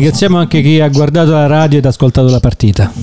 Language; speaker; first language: Italian; native; Italian